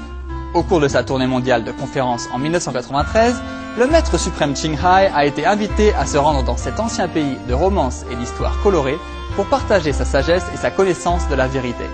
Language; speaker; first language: French; native; French